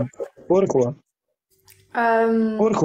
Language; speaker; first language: French; non-native, learner; Arabic